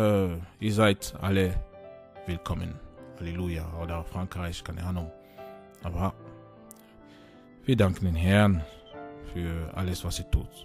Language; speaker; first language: German; non-native, fluent; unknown